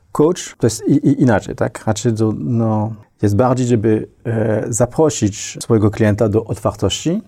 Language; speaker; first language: Polish; non-native, fluent; French